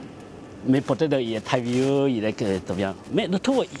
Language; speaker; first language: French; non-native, learner; Chinese